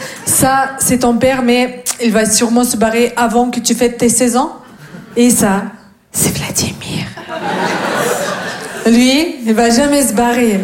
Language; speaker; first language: French; non-native, fluent; Russian